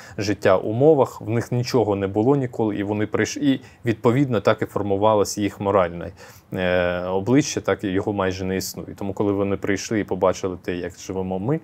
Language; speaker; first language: Ukrainian; non-native, local second language; Russian